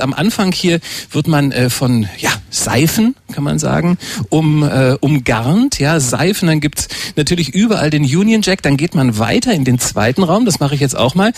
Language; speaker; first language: German; native; German